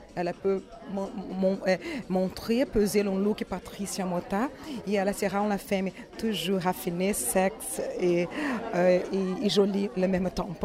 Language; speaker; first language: French; non-native, learner; Portuguese